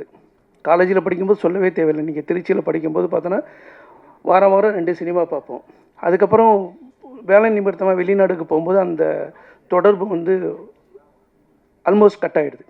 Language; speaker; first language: Tamil; native; Tamil